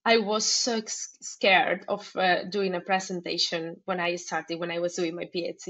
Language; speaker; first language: English; non-native, fluent; Spanish